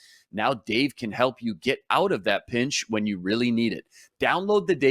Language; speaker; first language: English; native; English